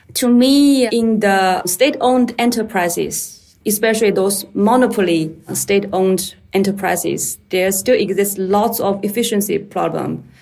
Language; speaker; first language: English; non-native, fluent; Chinese